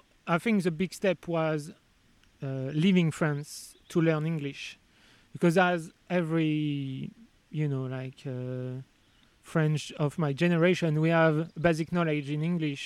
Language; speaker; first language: English; non-native, fluent; French